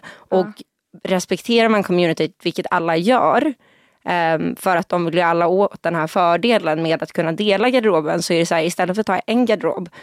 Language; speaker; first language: Swedish; early bilingual, other home language; Portuguese